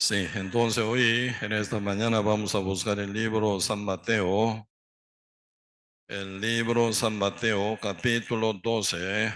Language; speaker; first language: Spanish; non-native, learner; Korean